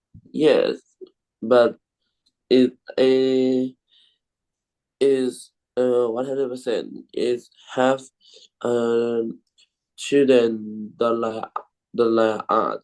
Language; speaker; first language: English; non-native, learner; Thai